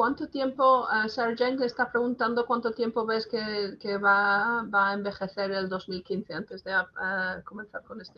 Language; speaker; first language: Spanish; non-native, fluent; English